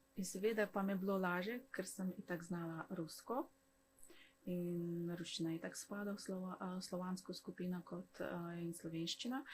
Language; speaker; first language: Slovenian; non-native, fluent; Kazakh